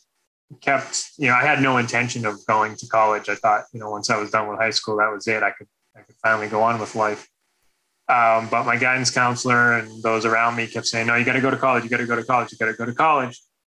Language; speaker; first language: English; native; English